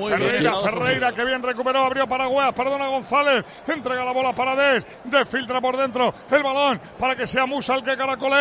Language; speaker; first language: Spanish; native; Spanish